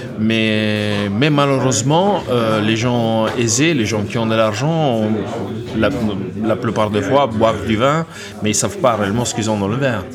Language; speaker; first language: French; non-native, fluent; Italian